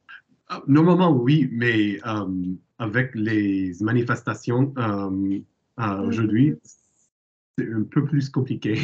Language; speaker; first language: French; non-native, learner; English